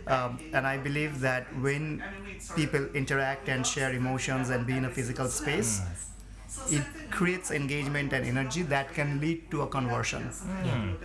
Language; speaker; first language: English; non-native, local second language; Bangla